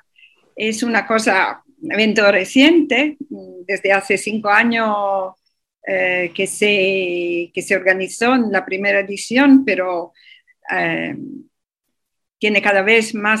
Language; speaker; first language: Spanish; non-native, fluent; Italian